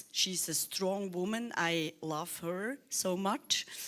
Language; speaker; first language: English; non-native, learner; Swiss German